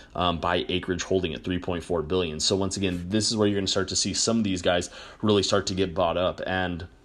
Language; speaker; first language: English; native; English